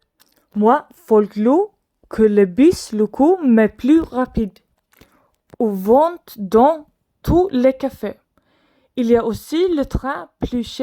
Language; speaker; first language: French; non-native, learner; Swedish